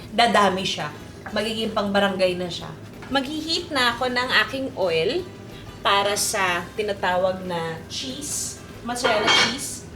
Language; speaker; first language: Filipino; native; Filipino